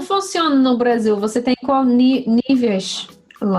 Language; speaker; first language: Portuguese; non-native, fluent; English